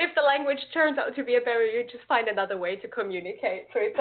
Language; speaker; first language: English; non-native, fluent; German